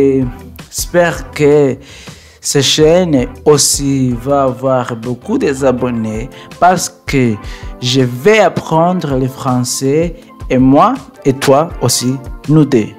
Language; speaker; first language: French; non-native, learner; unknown